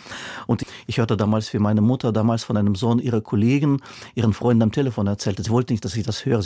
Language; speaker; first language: German; non-native, fluent; Russian